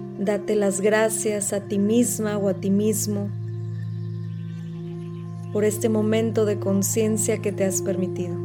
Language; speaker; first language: Spanish; native; Spanish